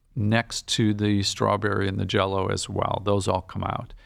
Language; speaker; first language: English; native; English